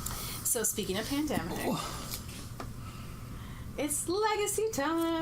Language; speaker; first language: English; native; English